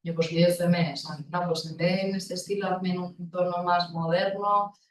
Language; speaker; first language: Spanish; non-native, local second language; Basque